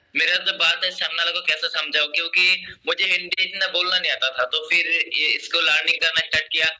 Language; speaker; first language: Hindi; non-native, local second language; Assamese